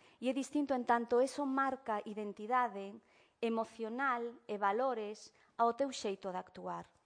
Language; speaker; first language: Galician; early bilingual, heritage; Galician